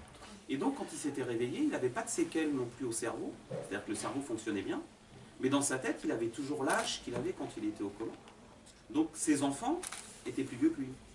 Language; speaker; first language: French; native; French